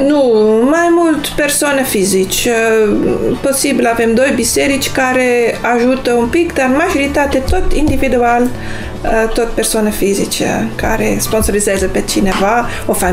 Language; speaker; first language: Romanian; non-native, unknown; Dutch